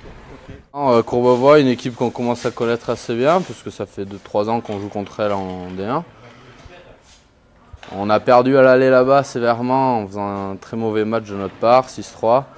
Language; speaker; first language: French; native; French